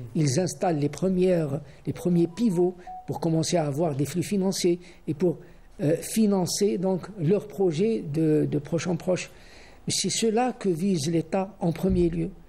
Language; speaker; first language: French; non-native, local second language; Arabic